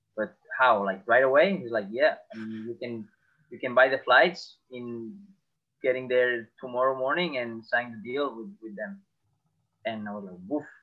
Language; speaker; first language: English; non-native, fluent; Catalan